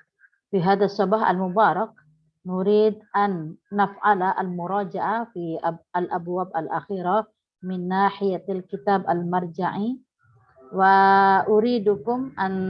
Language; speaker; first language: Arabic; non-native, fluent; Indonesian